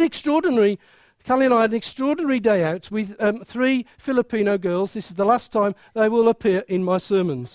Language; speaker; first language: English; native; English